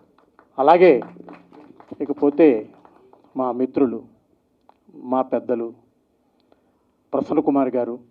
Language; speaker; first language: Telugu; native; Telugu